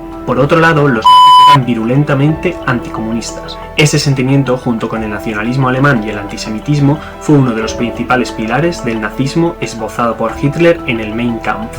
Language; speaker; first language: Spanish; native; Spanish